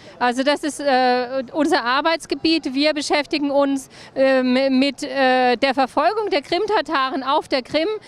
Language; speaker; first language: German; native; German